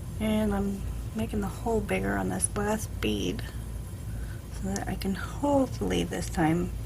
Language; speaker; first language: English; native; English